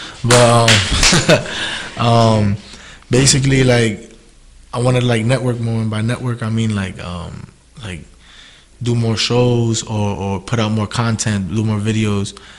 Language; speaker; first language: English; early bilingual, other home language; Spanish